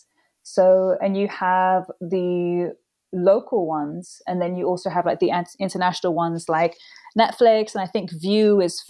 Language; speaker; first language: English; native; English